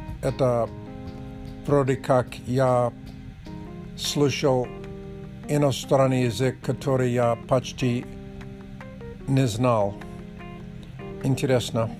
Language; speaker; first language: Russian; non-native, learner; English